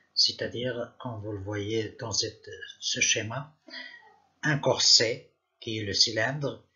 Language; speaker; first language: French; non-native, local second language; Arabic